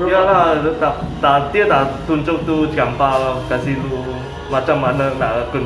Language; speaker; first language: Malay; non-native, local second language; Cantonese